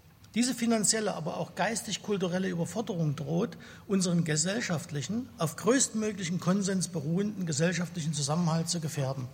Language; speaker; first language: German; native; German